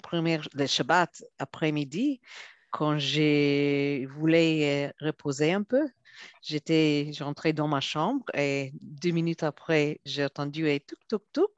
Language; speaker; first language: French; non-native, fluent; Hebrew